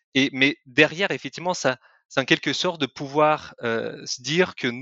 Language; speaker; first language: French; non-native, fluent; Russian